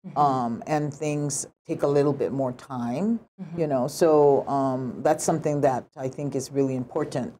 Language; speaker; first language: English; early bilingual, other home language; Japanese